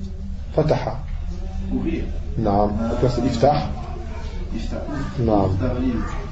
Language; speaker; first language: Arabic; non-native, fluent; French